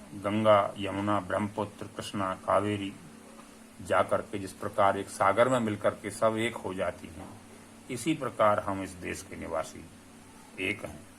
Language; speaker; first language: Hindi; native; Hindi